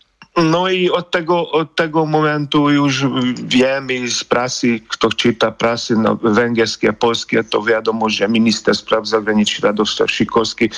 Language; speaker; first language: Polish; non-native, fluent; Hungarian